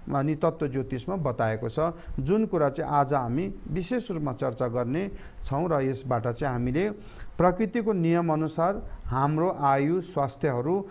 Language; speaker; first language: Nepali; non-native, local second language; Eastern Tamang